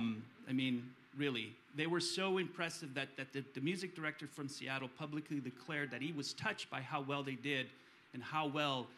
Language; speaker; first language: English; early bilingual, other home language; Romanian